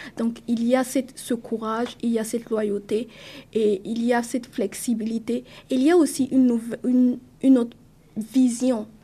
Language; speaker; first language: French; non-native, local second language; Mossi